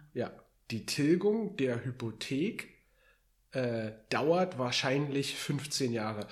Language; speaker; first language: German; native; German